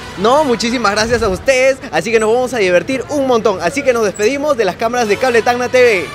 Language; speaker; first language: Spanish; native; Spanish